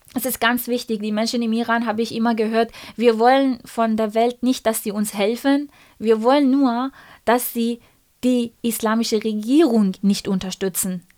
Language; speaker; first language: German; non-native, fluent; Persian